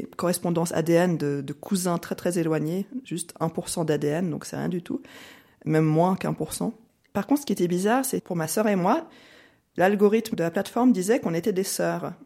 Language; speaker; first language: French; native; French